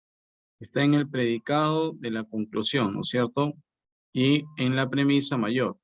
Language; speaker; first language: Spanish; native; Spanish